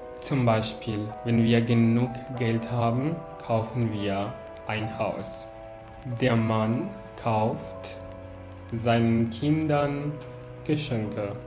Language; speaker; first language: German; non-native, fluent; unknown